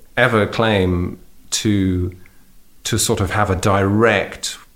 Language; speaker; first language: English; native; English